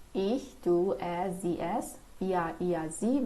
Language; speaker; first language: German; non-native, fluent; Persian